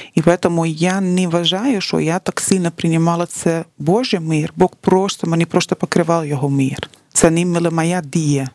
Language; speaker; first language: Ukrainian; non-native, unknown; Dutch